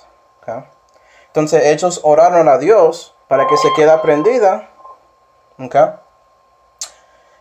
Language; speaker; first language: Spanish; non-native, fluent; English